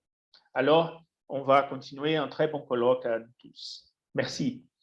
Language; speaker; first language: French; non-native, fluent; Portuguese